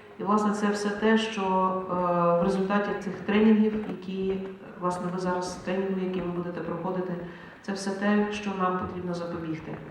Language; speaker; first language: Ukrainian; native; Ukrainian